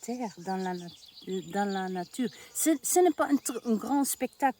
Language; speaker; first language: French; non-native, learner; Dutch